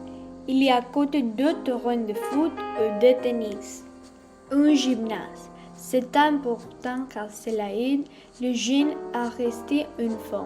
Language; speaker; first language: French; non-native, learner; Spanish